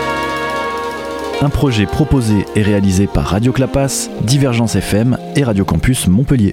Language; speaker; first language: French; native; French